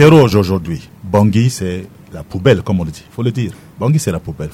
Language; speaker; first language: French; non-native, local second language; Sango